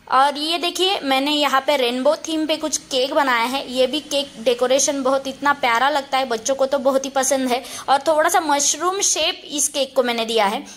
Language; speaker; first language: Hindi; non-native, local second language; Marathi